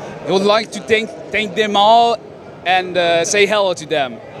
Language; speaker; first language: English; non-native, fluent; Persian